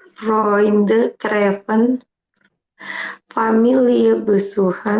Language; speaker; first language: German; non-native, learner; Indonesian